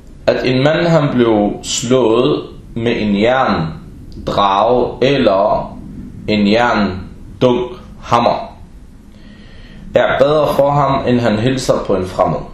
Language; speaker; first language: Danish; early bilingual, other home language; Arabic